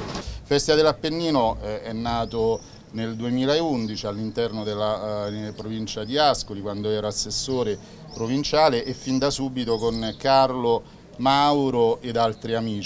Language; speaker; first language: Italian; native; Italian